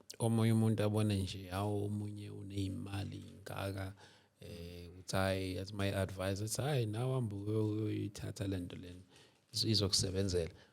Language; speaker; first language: Zulu; native; Zulu